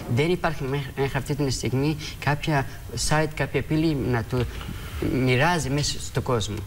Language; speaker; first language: Greek; non-native, fluent; Persian